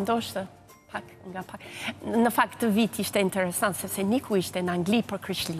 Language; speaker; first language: Albanian; non-native, fluent; English